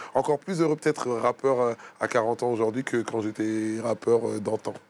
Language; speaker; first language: French; native; French